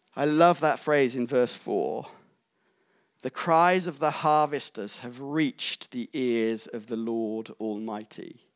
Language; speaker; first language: English; native; English